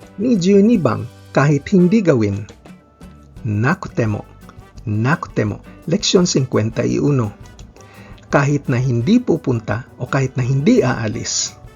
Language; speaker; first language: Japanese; non-native, fluent; Filipino